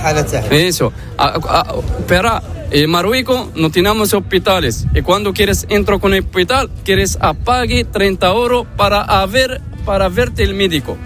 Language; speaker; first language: Spanish; non-native, learner; Arabic